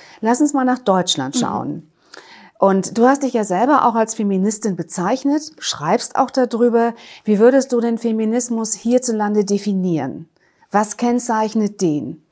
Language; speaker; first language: German; native; German